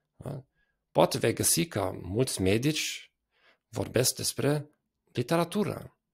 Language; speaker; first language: Romanian; non-native, fluent; German